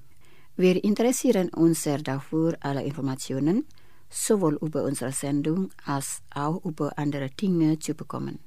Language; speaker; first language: German; non-native, fluent; Indonesian